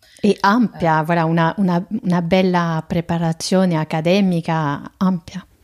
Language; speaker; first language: Italian; non-native, fluent; French